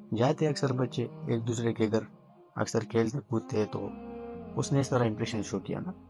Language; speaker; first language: Urdu; non-native, local second language; Pashto